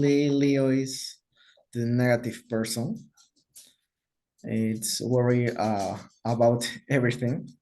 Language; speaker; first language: English; non-native, learner; Spanish